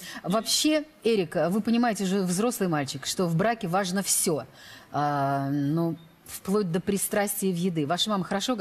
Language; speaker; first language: Russian; native; Russian